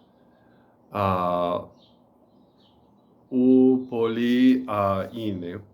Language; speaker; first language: Greek; non-native, learner; English